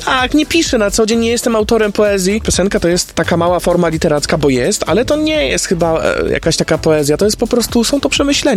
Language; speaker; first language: Polish; native; Polish